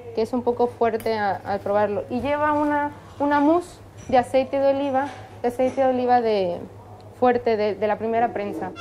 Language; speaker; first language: Spanish; native; Spanish